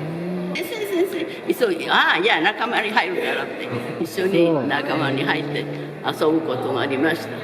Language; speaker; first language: Japanese; early bilingual, heritage; Spanish